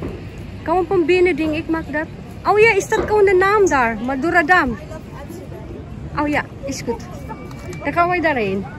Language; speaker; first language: Dutch; non-native, learner; Filipino